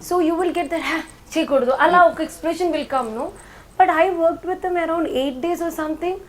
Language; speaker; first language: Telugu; non-native, learner; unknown